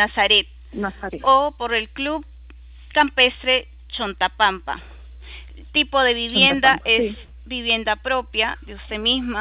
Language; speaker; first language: Spanish; native; Spanish